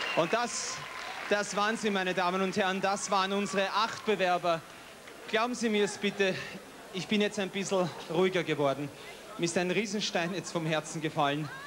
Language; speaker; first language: German; native; German